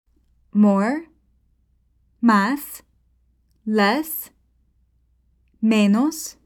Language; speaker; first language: Spanish; non-native, fluent; English